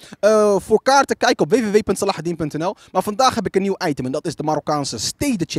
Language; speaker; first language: Dutch; early bilingual, other home language; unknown